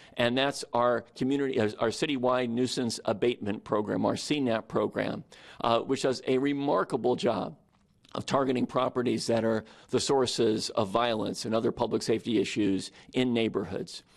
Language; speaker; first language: English; native; English